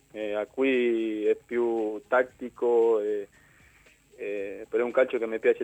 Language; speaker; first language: Italian; non-native, learner; Spanish